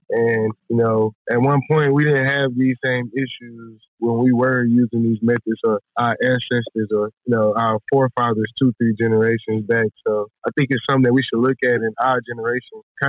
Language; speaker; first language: English; native; English